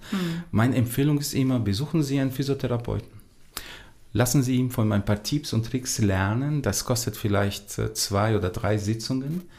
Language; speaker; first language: German; non-native, fluent; Portuguese